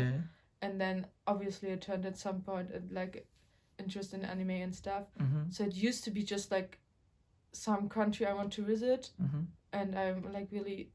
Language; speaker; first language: English; non-native, fluent; German